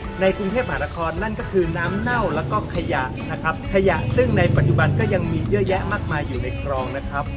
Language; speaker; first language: Thai; native; Thai